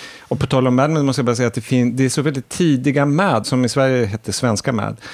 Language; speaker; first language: Swedish; native; Swedish